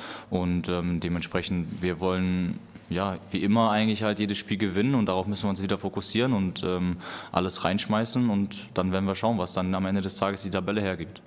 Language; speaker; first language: German; native; German